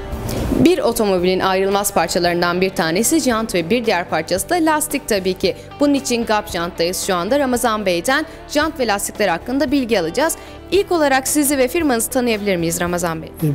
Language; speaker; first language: Turkish; native; Turkish